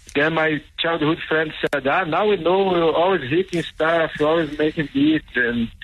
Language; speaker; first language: English; non-native, fluent; Portuguese